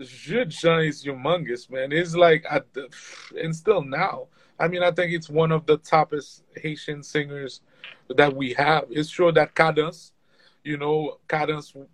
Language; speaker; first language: English; non-native, fluent; Haitian Creole